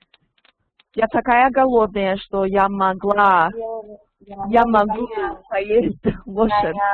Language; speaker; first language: Russian; non-native, learner; English